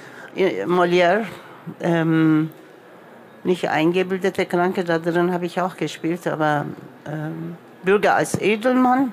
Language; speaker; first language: German; non-native, local second language; Turkish